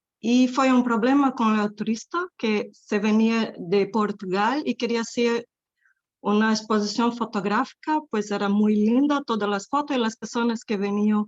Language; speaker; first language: Spanish; non-native, fluent; Portuguese